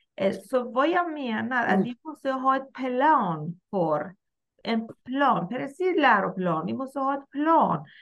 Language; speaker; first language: Swedish; non-native, fluent; Persian